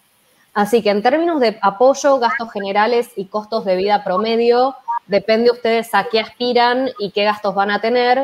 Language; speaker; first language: Spanish; native; Spanish